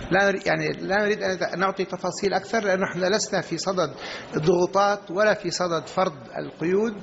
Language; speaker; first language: Arabic; native; Arabic